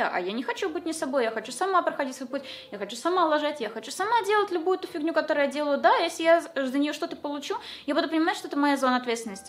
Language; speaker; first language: Russian; native; Russian